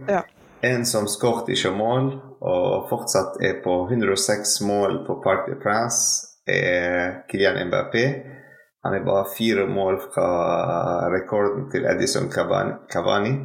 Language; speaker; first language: Norwegian; non-native, fluent; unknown